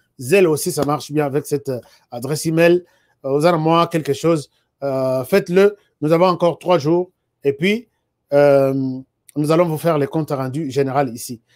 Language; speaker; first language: French; non-native, local second language; Lingala